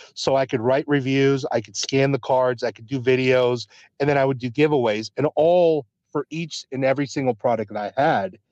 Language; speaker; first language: English; early bilingual, other home language; Spanish